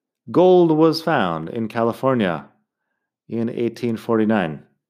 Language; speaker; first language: English; native; English